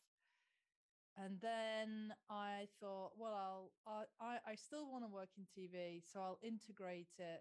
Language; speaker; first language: English; native; English